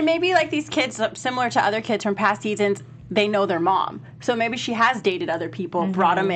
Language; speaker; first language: English; native; English